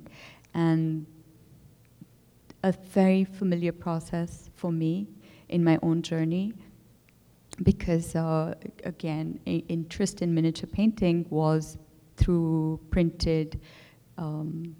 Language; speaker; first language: English; non-native, local second language; Urdu